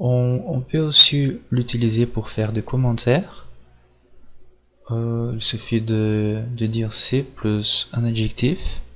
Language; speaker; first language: French; non-native, fluent; Portuguese